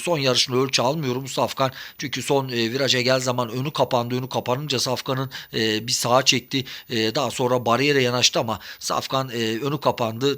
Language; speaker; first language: Turkish; native; Turkish